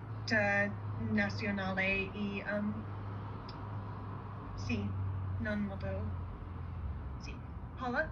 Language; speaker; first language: Italian; non-native, learner; English